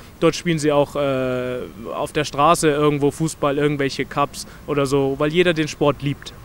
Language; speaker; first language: German; native; German